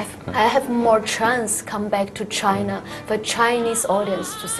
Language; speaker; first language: English; non-native, learner; Chinese